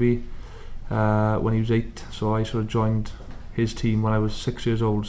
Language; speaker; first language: English; native; English